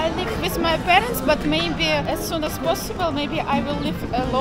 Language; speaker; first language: English; non-native, learner; Russian